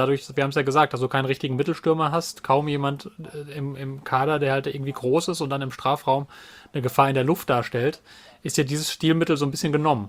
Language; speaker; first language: German; native; German